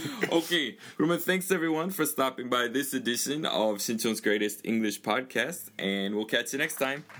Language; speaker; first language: English; native; English